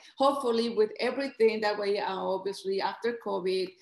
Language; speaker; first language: English; non-native, fluent; Spanish